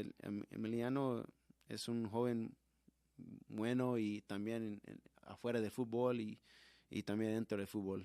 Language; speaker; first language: Spanish; early bilingual, heritage; Spanish